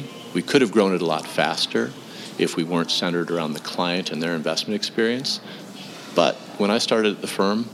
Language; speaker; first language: English; native; English